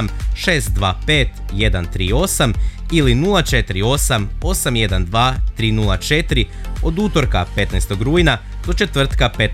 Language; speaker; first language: Croatian; native; Croatian